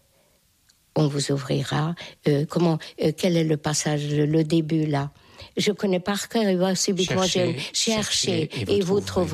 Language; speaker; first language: French; non-native, fluent; Hungarian